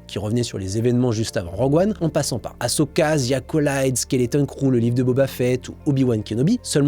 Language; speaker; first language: French; native; French